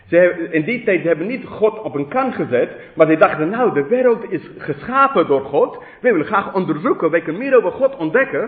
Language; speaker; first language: Dutch; non-native, fluent; English